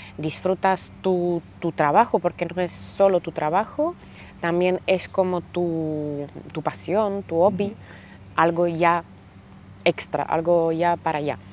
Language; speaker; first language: Spanish; non-native, fluent; Slovak